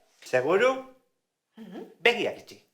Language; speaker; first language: Basque; native; Basque